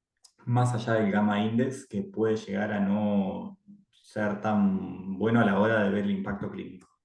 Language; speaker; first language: Spanish; native; Spanish